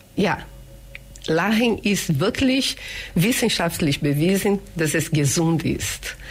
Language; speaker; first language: German; non-native, fluent; Portuguese